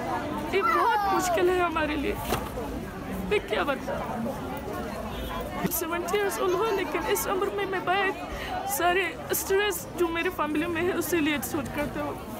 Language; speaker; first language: Hindi; non-native, learner; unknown